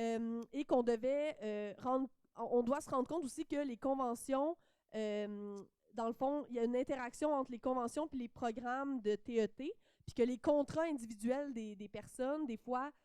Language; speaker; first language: French; native; French